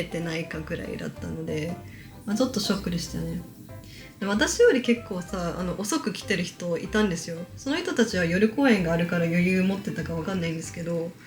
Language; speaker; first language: Japanese; early bilingual, heritage; Japanese